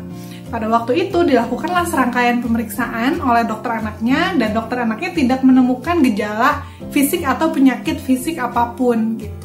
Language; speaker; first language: Indonesian; native; Indonesian